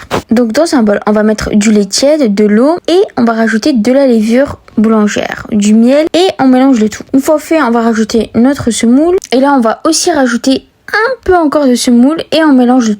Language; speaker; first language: French; native; French